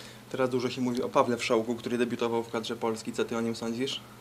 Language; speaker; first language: Polish; native; Polish